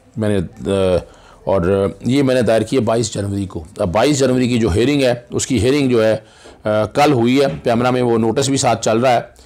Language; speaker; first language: Urdu; non-native, local second language; Punjabi